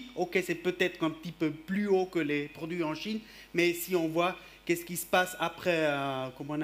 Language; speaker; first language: French; non-native, local second language; German